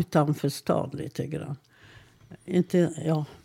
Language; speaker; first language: Swedish; non-native, fluent; Hungarian